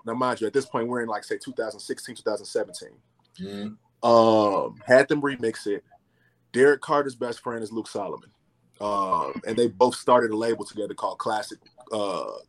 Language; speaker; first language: English; native; English